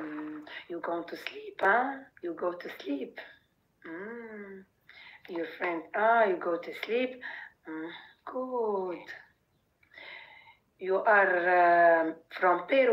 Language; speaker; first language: English; non-native, learner; Arabic